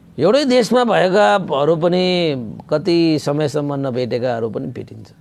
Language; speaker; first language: Nepali; non-native, local second language; Newari